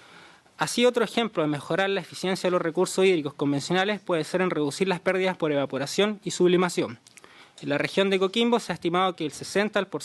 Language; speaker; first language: Spanish; native; Spanish